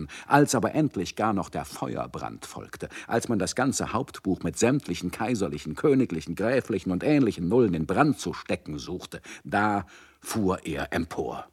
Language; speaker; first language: German; native; German